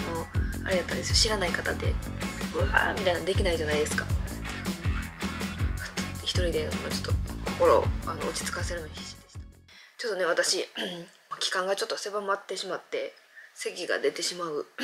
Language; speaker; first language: Japanese; native; Japanese